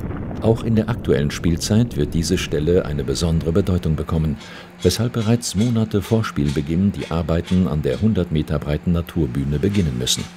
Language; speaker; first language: German; native; German